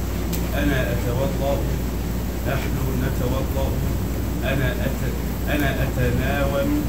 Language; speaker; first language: Arabic; non-native, learner; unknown